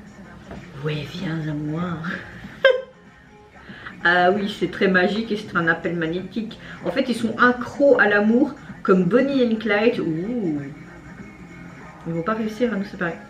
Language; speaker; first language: French; native; French